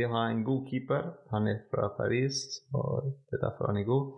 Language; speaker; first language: Norwegian; non-native, fluent; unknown